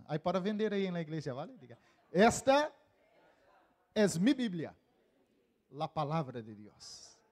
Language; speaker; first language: Spanish; non-native, fluent; Portuguese